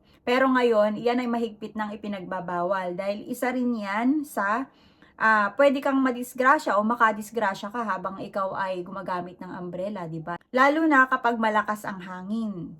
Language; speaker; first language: Filipino; native; Filipino